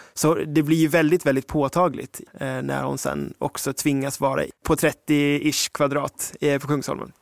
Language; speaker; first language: Swedish; early bilingual, other home language; English